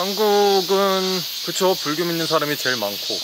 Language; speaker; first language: Korean; native; Korean